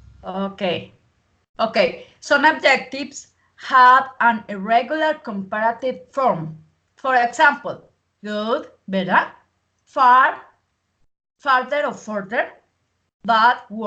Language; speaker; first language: English; non-native, learner; Spanish